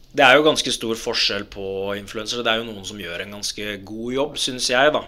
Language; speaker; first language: Norwegian; early bilingual, other home language; Arabic